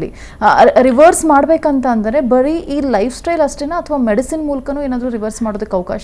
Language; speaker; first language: Kannada; native; Kannada